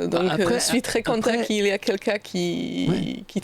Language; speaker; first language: French; non-native, learner; Slovak